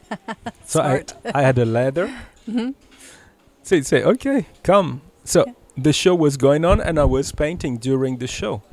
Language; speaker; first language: English; early bilingual, heritage; Italian